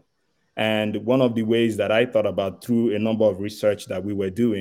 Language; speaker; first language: English; non-native, local second language; Igbo